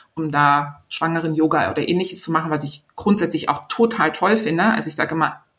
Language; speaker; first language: German; native; German